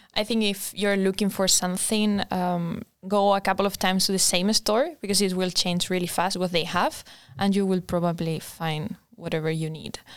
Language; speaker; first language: English; non-native, fluent; Spanish